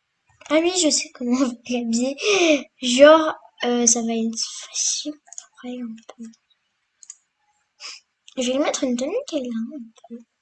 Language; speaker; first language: French; native; French